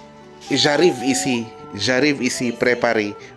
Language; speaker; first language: French; non-native, learner; Filipino